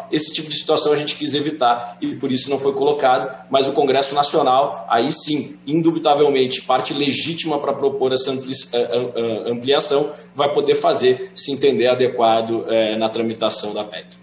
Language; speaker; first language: Portuguese; native; Portuguese